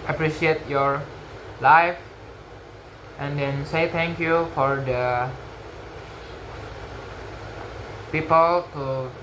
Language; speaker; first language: English; non-native, learner; Indonesian